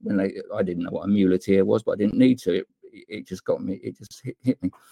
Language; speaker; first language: English; native; English